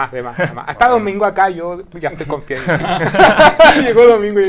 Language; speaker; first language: Spanish; native; Spanish